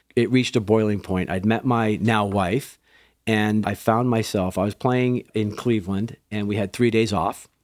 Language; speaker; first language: English; native; English